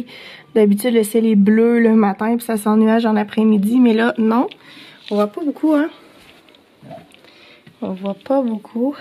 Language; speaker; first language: French; native; French